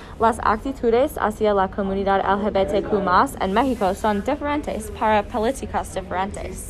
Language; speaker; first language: Spanish; non-native, learner; English